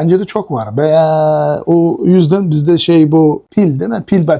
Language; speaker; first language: Turkish; non-native, learner; Uyghur